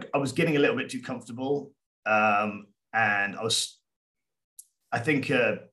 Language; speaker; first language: English; native; English